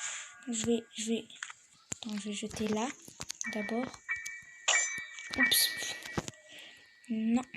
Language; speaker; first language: French; native; French